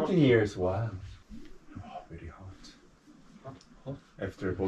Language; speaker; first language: English; non-native, learner; Korean